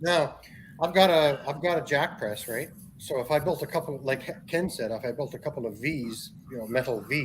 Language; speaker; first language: English; native; English